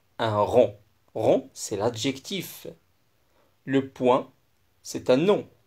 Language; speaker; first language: French; non-native, local second language; Arabic